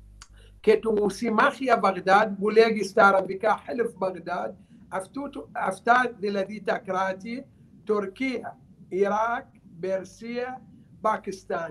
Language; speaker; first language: Greek; non-native, learner; Arabic